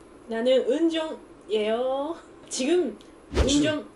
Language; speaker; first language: Korean; non-native, learner; Japanese